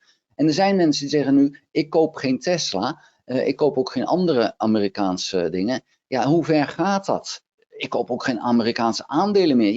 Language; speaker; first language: Dutch; native; Dutch